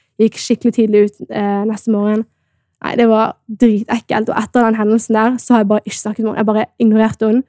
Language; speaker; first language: Norwegian; early bilingual, other home language; Amharic